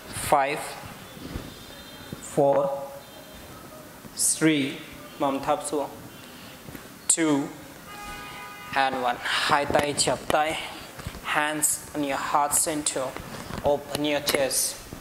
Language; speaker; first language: Vietnamese; non-native, learner; Hindi